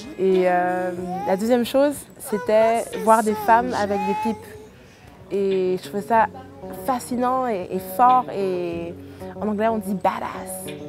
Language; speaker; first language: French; native; French